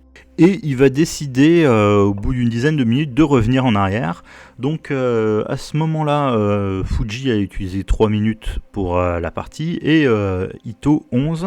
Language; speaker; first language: French; native; French